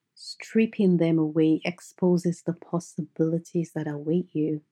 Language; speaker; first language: English; non-native, local second language; Yoruba